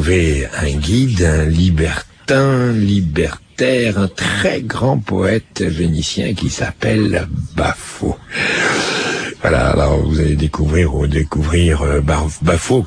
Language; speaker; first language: French; native; French